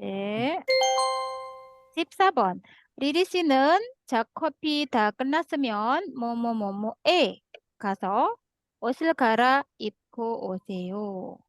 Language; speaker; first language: Korean; non-native, fluent; Indonesian